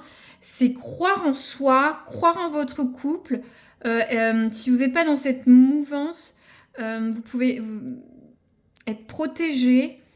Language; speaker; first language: French; native; French